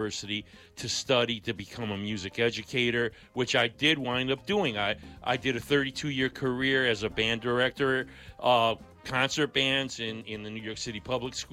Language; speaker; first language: English; non-native, local second language; Greek